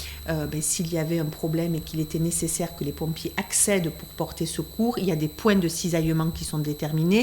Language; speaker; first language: French; native; French